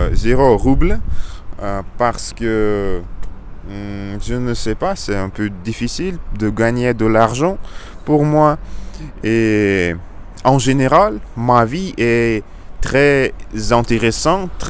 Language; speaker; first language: French; non-native, learner; Russian